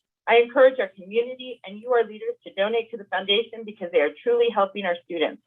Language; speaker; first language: English; native; English